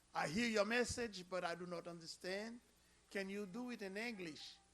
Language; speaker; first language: English; non-native, learner; Haitian Creole